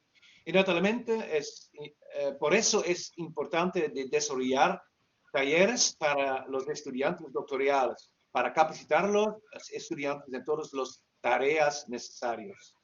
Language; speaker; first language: Spanish; non-native, learner; Dutch